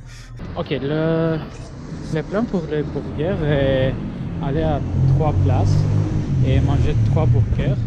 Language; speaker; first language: French; non-native, learner; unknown